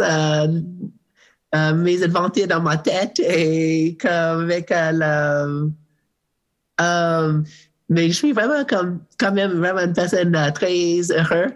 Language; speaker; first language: French; non-native, learner; English